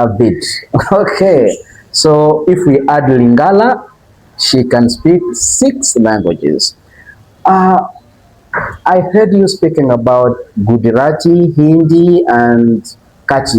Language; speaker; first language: English; non-native, fluent; French